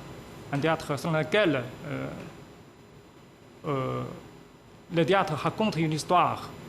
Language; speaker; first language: French; non-native, fluent; Chinese